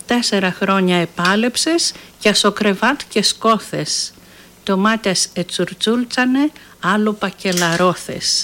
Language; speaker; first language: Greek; native; Greek